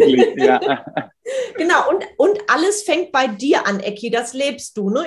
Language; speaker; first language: German; native; German